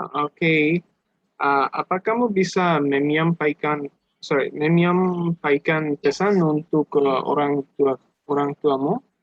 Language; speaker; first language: Indonesian; non-native, learner; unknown